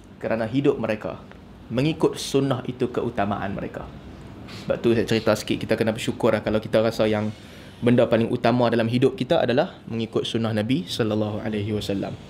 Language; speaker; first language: Malay; native; Malay